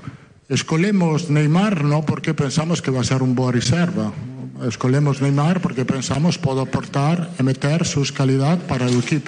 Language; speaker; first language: Portuguese; non-native, fluent; Italian